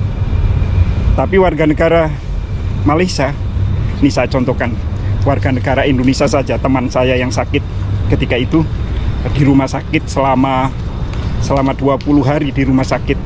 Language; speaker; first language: Indonesian; native; Indonesian